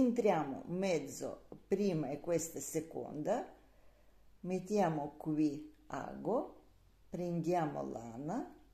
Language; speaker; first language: Italian; non-native, learner; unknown